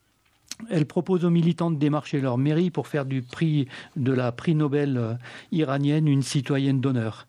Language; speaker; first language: French; native; French